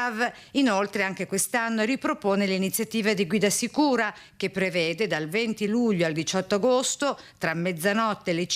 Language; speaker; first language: Italian; native; Italian